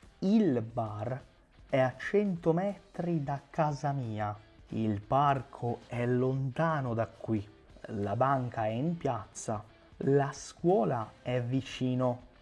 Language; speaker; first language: Italian; non-native, fluent; Portuguese